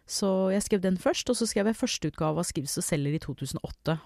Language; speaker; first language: Norwegian; early bilingual, other home language; English